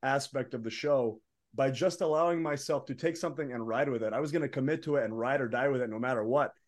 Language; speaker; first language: English; early bilingual, other home language; Arabic